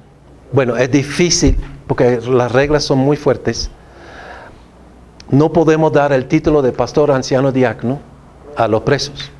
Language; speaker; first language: Spanish; non-native, fluent; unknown